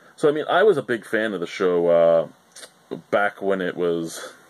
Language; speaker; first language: English; native; English